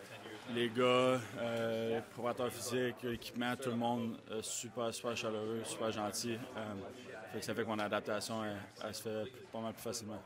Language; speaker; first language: French; native; French